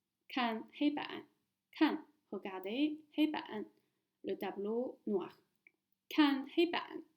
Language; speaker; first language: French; non-native, fluent; Chinese